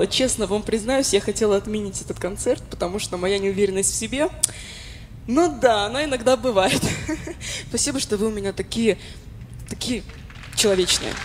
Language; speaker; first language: Russian; native; Russian